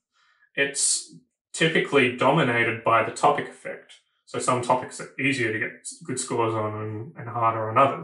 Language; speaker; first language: English; native; English